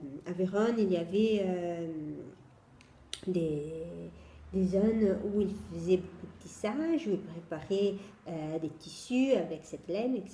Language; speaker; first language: French; non-native, fluent; Italian